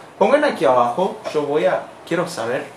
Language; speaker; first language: Spanish; non-native, fluent; Portuguese